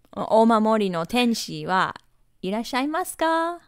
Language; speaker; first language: Japanese; non-native, fluent; English